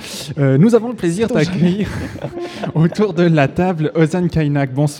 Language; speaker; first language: French; native; French